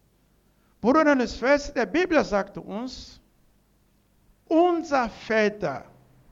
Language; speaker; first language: German; non-native, learner; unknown